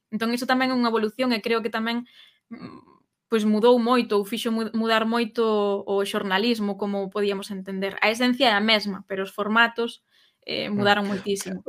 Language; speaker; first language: Galician; native; Galician